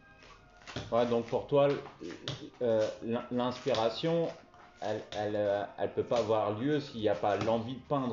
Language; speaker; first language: French; native; French